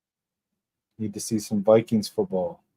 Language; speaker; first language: English; native; English